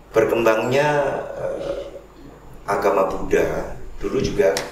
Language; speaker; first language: Indonesian; non-native, local second language; Javanese